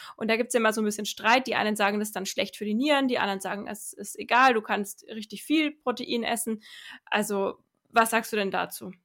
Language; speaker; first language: German; native; German